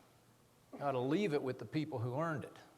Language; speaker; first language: English; native; English